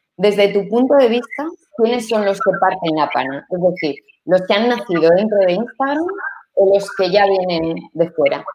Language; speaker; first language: Spanish; native; Spanish